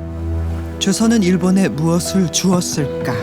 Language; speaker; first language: Korean; native; Korean